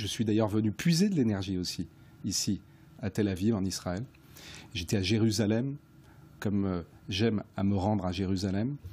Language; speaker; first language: French; native; French